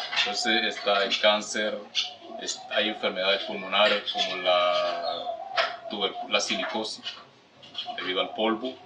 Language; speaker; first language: Spanish; native; Spanish